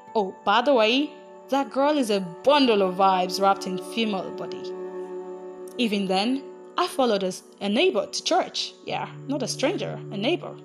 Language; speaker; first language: English; non-native, local second language; Igbo